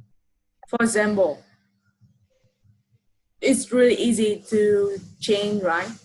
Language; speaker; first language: English; non-native, fluent; Vietnamese